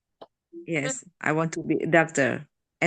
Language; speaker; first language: English; non-native, learner; Indonesian